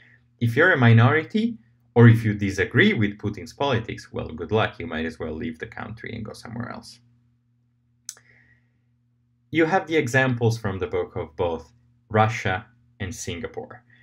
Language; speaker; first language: English; non-native, fluent; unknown